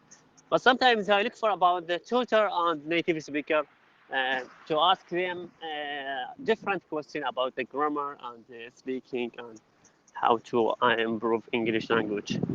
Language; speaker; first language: English; non-native, learner; Arabic